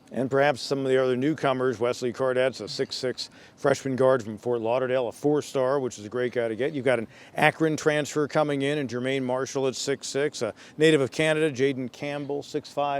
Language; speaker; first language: English; native; English